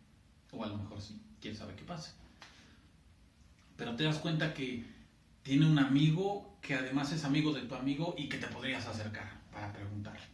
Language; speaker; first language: Spanish; native; Spanish